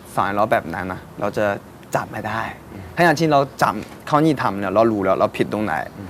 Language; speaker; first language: Thai; non-native, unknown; Chinese